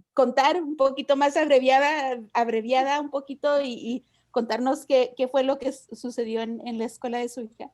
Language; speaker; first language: Spanish; early bilingual, heritage; Spanish